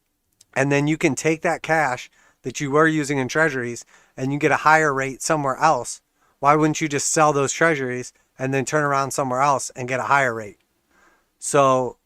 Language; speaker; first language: English; native; English